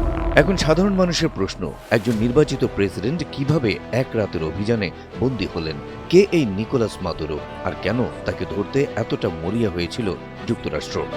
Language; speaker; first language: Bangla; native; Bangla